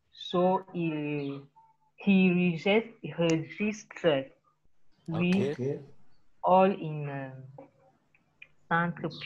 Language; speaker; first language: English; non-native, learner; French